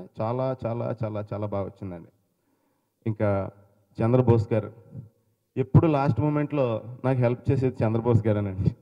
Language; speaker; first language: Telugu; native; Telugu